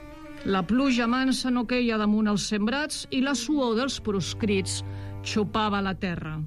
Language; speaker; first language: Catalan; native; Catalan